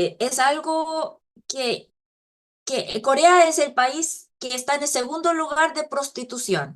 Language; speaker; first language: Spanish; non-native, fluent; Korean